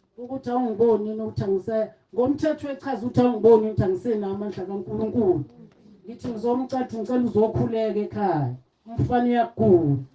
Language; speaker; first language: Zulu; native; Zulu